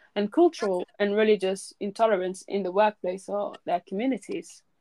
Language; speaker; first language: English; early bilingual, other home language; French